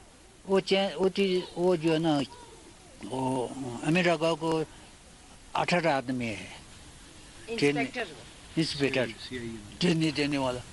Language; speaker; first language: Hindi; non-native, learner; Tibetan